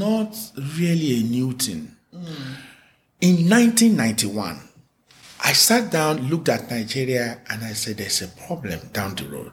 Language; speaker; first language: English; non-native, local second language; Yoruba